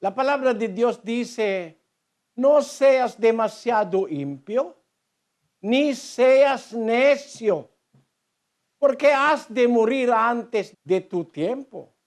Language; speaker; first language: Spanish; non-native, learner; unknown